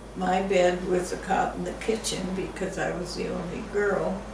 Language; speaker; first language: English; native; English